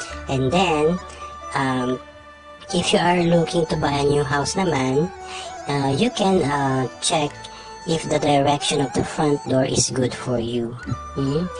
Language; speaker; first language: English; non-native, local second language; Filipino